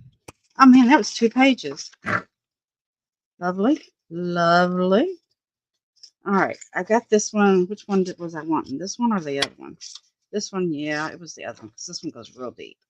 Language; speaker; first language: English; native; English